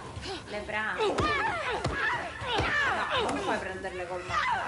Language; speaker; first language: Italian; native; Italian